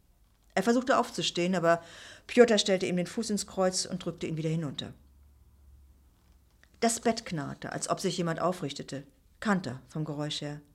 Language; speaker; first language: German; native; German